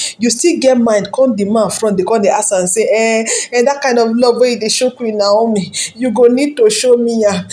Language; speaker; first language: Nigerian Pidgin; non-native, local second language; Yoruba